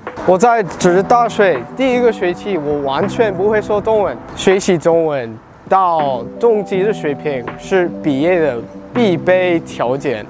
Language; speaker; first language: Chinese; non-native, learner; English